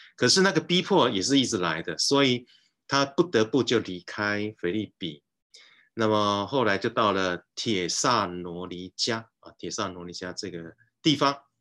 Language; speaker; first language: Chinese; native; Chinese